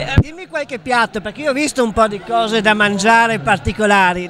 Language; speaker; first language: Italian; native; Italian